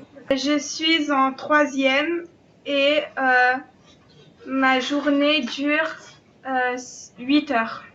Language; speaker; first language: French; early bilingual, other home language; Serbian